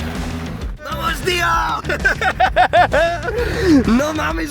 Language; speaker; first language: Spanish; non-native, learner; English